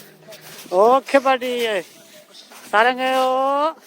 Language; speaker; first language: Korean; non-native, learner; Urdu